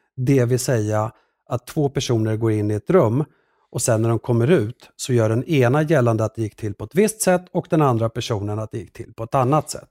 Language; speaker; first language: Swedish; early bilingual, other home language; Assyrian Neo-Aramaic